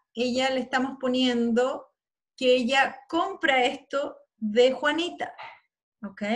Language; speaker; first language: Spanish; native; Spanish